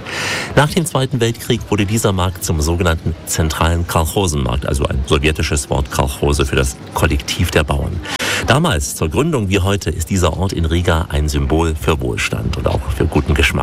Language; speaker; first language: German; native; German